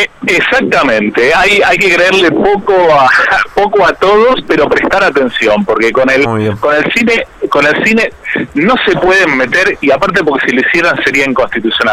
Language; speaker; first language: Spanish; native; Spanish